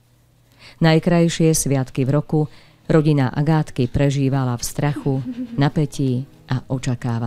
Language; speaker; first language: Slovak; native; Slovak